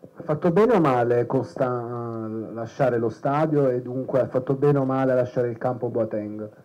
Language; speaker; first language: Italian; native; Italian